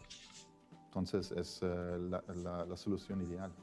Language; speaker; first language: Spanish; non-native, fluent; Italian